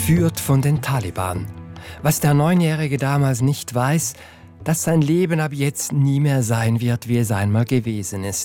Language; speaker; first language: German; native; German